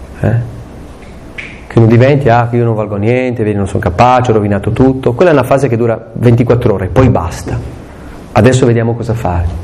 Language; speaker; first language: Italian; non-native, local second language; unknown